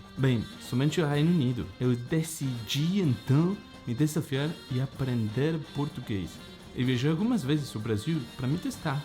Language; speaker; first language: Portuguese; non-native, fluent; Spanish